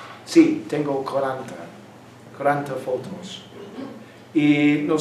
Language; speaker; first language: Spanish; non-native, learner; English